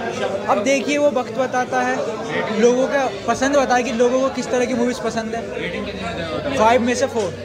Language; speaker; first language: Hindi; native; Hindi